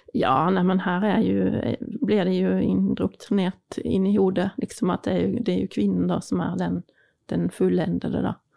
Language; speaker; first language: Norwegian; native; Norwegian